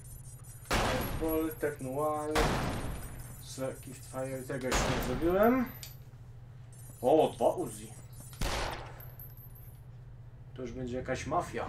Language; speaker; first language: Polish; native; Polish